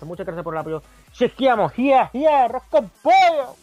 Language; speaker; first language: Spanish; native; Spanish